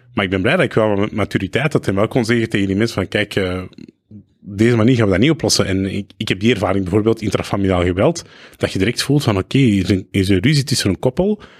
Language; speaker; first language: Dutch; early bilingual, other home language; Arabic